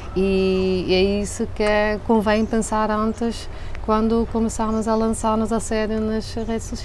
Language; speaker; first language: Portuguese; non-native, fluent; Dutch